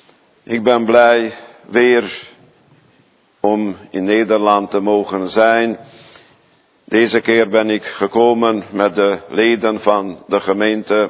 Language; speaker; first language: Dutch; non-native, fluent; Hungarian